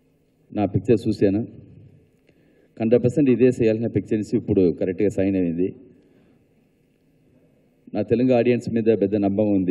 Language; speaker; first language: Telugu; non-native, learner; Tamil